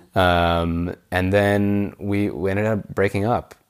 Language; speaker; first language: English; native; English